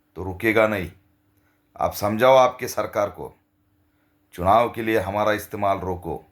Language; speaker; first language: Hindi; non-native, local second language; Marathi